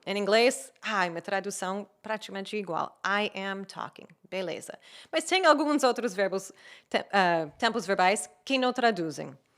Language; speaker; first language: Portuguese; non-native, fluent; English